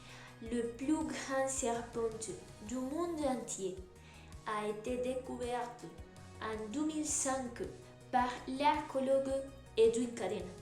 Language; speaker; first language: French; non-native, learner; Spanish